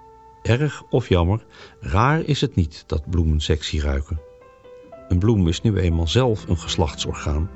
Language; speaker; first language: Dutch; native; Dutch